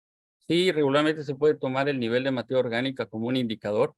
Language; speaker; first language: Spanish; native; Spanish